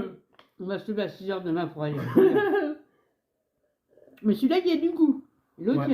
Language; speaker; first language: French; native; French